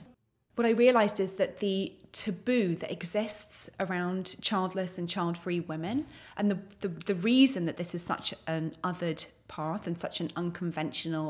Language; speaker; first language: English; native; English